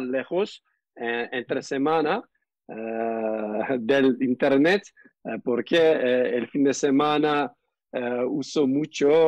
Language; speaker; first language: Spanish; non-native, learner; Turkish